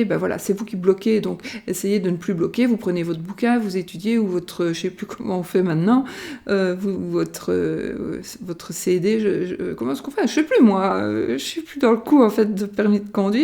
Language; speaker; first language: French; native; French